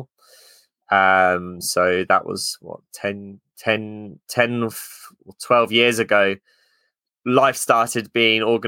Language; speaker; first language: English; native; English